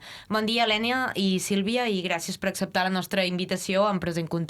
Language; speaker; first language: Catalan; native; Catalan